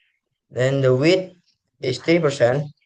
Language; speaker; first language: English; non-native, learner; Indonesian